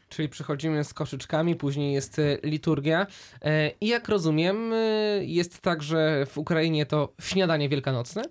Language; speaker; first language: Polish; native; Polish